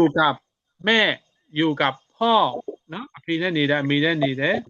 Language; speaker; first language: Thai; non-native, fluent; Burmese